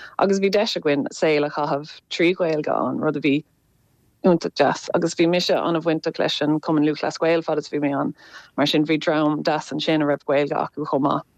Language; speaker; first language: Irish; native; Irish